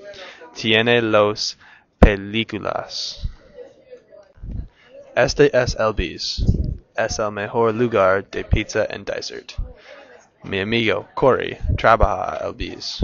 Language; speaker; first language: Spanish; non-native, learner; English